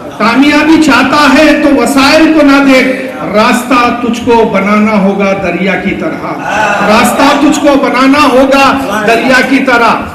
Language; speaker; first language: Urdu; native; Urdu